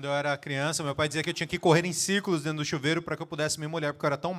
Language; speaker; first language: Portuguese; native; Portuguese